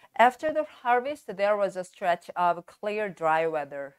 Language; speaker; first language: English; non-native, fluent; Korean